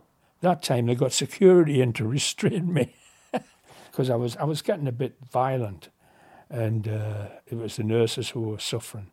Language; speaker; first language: English; native; English